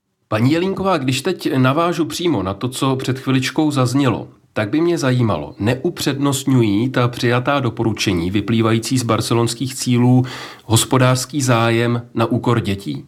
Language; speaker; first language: Czech; native; Czech